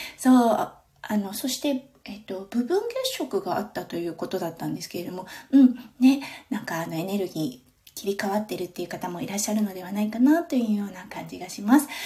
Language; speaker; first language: Japanese; native; Japanese